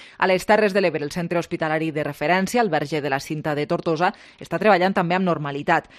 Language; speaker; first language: Catalan; native; Catalan